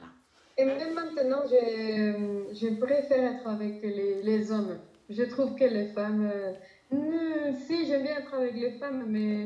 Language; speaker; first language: French; non-native, fluent; Spanish